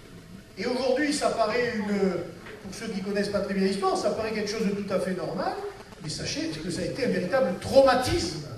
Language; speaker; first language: French; native; French